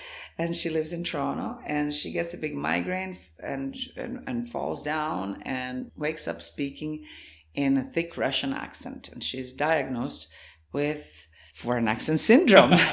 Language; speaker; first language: English; non-native, fluent; Croatian